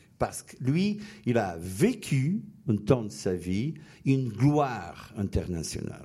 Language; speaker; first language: French; non-native, fluent; Portuguese